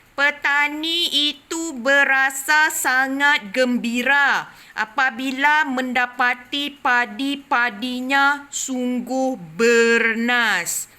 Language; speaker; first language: Malay; native; Malay